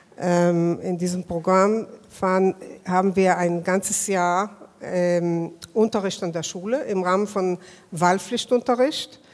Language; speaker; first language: German; non-native, fluent; Hebrew